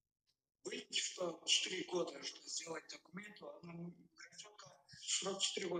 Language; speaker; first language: Russian; non-native, learner; Kyrgyz